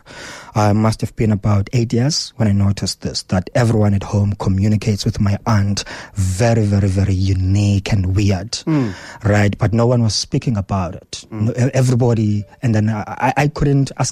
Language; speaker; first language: English; non-native, local second language; Xhosa